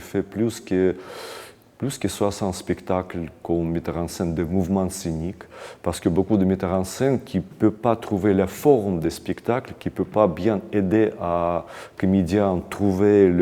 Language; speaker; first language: French; non-native, fluent; Russian